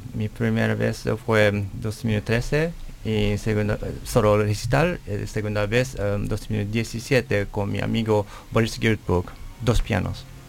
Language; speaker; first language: Spanish; non-native, learner; Japanese